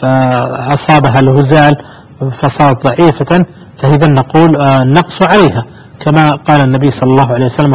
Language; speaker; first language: Arabic; native; Arabic